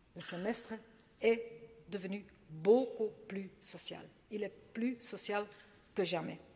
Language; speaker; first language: French; non-native, fluent; Dutch